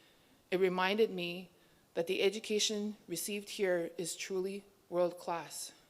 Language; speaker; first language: English; native; English